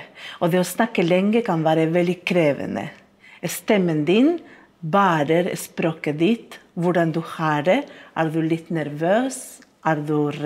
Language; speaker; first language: Norwegian; non-native, fluent; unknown